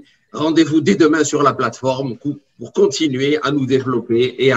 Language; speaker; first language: French; native; French